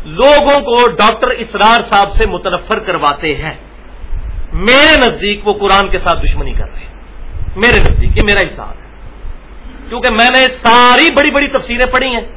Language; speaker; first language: Urdu; non-native, local second language; Punjabi